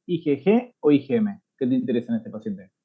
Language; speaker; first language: Spanish; native; Spanish